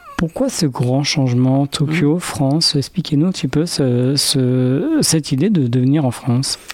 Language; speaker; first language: French; native; French